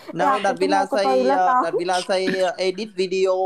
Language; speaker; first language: Indonesian; non-native, learner; Vietnamese